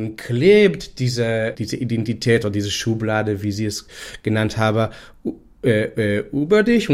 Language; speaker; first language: German; non-native, fluent; Hebrew